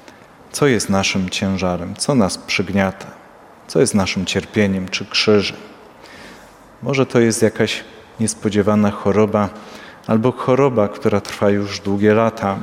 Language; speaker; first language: Polish; native; Polish